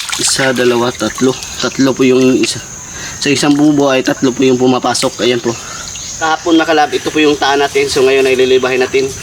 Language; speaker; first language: Filipino; non-native, local second language; Cebuano